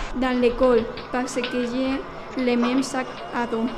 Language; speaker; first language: French; non-native, learner; Spanish